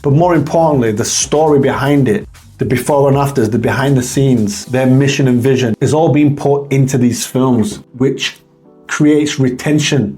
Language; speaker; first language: English; native; English